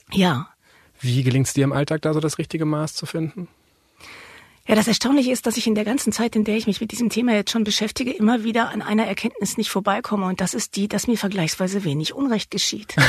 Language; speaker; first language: German; native; German